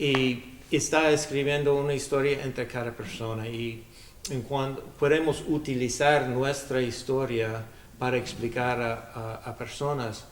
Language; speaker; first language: Spanish; non-native, learner; English